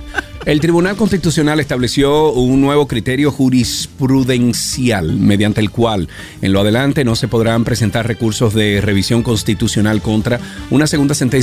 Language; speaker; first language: Spanish; native; Spanish